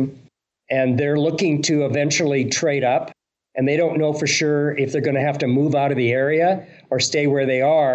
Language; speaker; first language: English; native; English